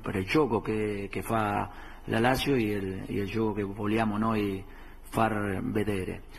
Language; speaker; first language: Italian; non-native, fluent; Spanish